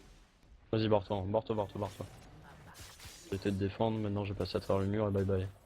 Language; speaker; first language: French; native; French